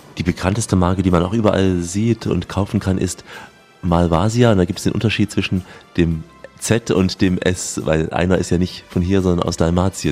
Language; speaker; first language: German; native; German